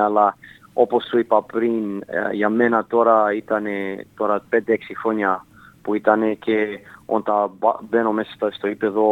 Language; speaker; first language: Greek; early bilingual, heritage; Greek